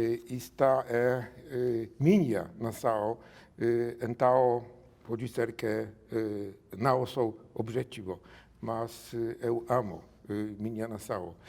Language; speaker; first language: Portuguese; non-native, learner; Polish